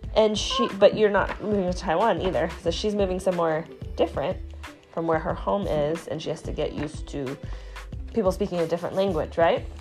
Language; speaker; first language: English; non-native, fluent; Chinese